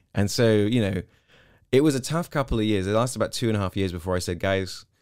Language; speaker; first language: English; native; English